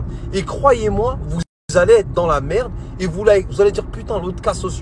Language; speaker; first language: French; native; French